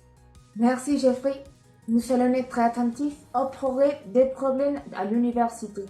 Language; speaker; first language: French; non-native, learner; Spanish